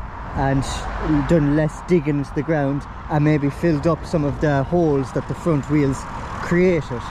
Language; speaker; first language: English; native; English